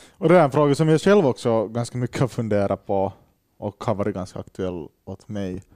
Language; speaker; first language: Swedish; native; Swedish